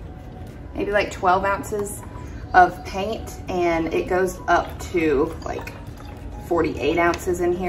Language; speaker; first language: English; native; English